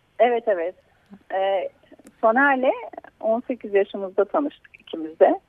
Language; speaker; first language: Turkish; native; Turkish